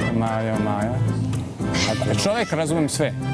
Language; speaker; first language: Serbian; non-native, learner; French